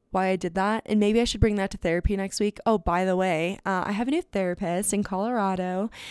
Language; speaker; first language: English; native; English